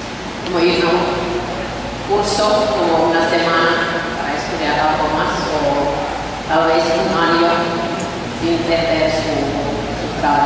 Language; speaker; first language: Spanish; non-native, learner; Finnish